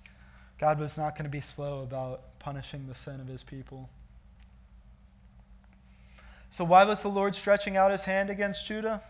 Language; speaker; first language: English; native; English